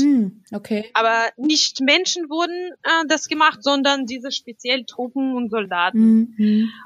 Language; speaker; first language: German; non-native, fluent; Russian